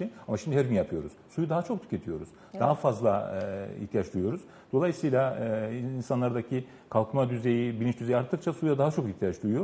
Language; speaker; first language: Turkish; native; Turkish